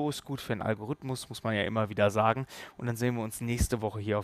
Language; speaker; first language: German; native; German